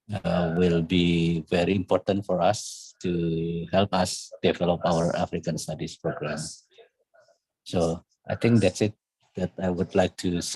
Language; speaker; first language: English; non-native, fluent; Indonesian